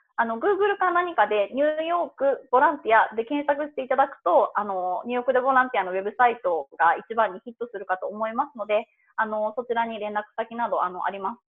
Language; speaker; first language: Japanese; native; Japanese